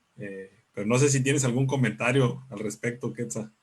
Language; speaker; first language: Spanish; native; Spanish